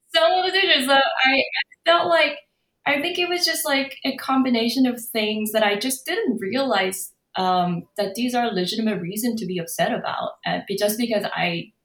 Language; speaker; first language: English; non-native, fluent; Korean